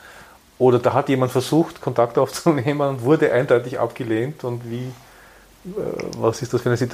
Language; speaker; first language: German; native; German